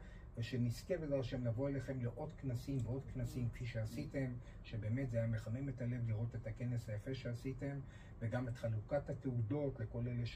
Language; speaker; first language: Hebrew; native; Hebrew